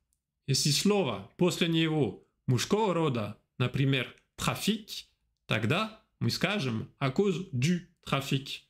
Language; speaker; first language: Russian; non-native, fluent; French